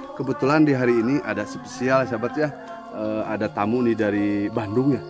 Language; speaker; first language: Indonesian; non-native, local second language; Sundanese